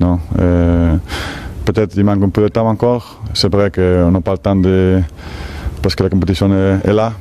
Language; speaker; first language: French; non-native, fluent; Spanish